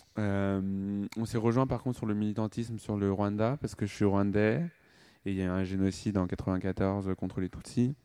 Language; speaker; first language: French; native; French